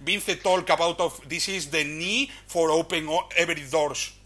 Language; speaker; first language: English; non-native, learner; Spanish